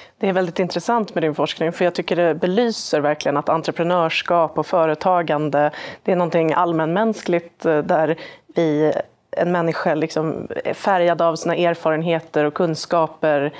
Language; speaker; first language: Swedish; native; Swedish